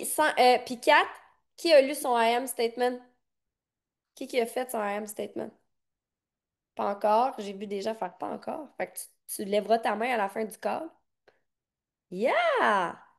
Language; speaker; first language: French; native; French